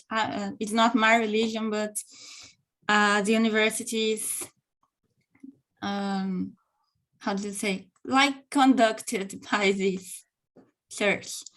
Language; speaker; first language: English; non-native, local second language; Portuguese